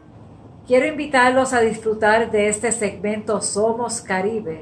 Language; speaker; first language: Spanish; native; Spanish